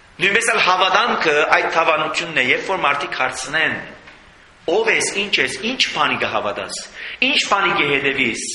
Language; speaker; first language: Armenian; native; Armenian